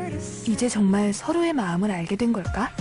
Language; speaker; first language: Korean; native; Korean